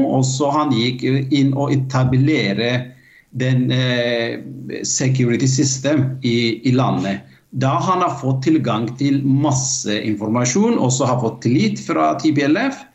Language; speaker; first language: Norwegian; non-native, fluent; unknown